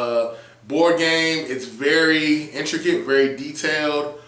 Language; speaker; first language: English; native; English